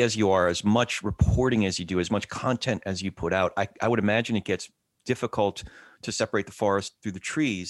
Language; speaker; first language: English; native; English